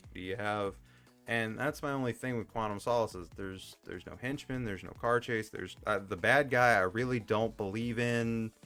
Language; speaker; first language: English; native; English